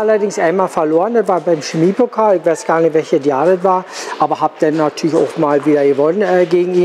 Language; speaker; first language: German; native; German